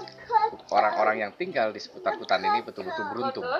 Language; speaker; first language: Indonesian; native; Indonesian